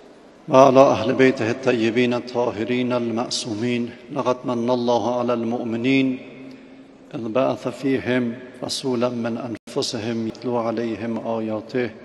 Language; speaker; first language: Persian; native; Persian